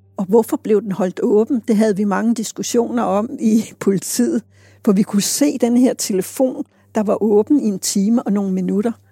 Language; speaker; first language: Danish; native; Danish